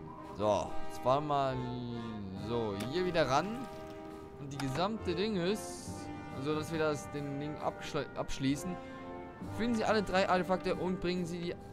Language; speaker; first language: German; native; German